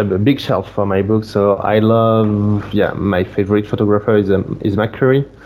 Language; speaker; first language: English; non-native, fluent; French